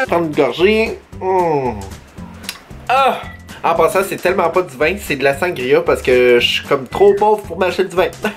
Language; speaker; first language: French; native; French